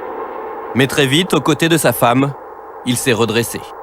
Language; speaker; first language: French; native; French